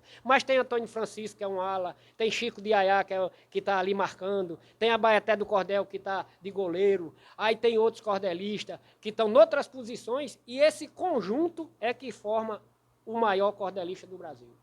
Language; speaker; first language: Portuguese; native; Portuguese